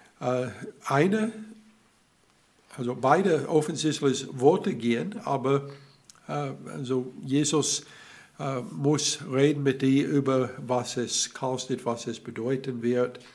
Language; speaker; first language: German; non-native, learner; English